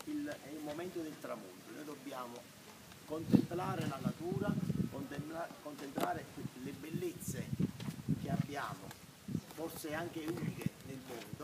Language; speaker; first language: Italian; native; Italian